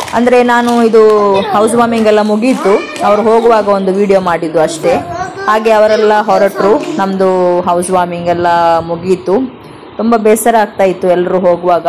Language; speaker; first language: Kannada; non-native, local second language; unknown